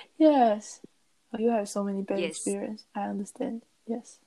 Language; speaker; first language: English; non-native, learner; Chinese